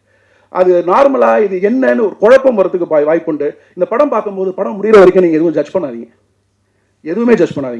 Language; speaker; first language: Tamil; native; Tamil